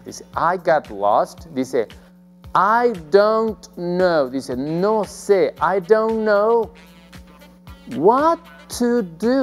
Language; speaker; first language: English; non-native, fluent; Spanish